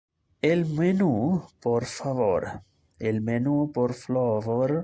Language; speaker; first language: Spanish; non-native, fluent; Urdu